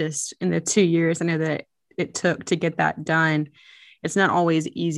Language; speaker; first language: English; native; English